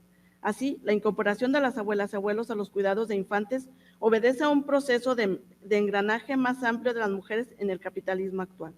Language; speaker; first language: Spanish; native; Spanish